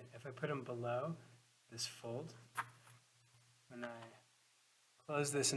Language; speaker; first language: English; native; English